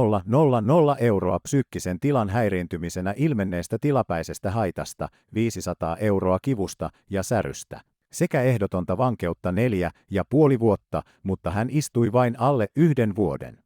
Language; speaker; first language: Finnish; native; Finnish